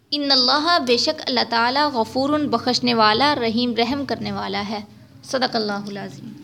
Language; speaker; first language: Urdu; native; Urdu